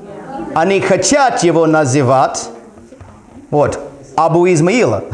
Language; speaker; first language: Russian; non-native, fluent; English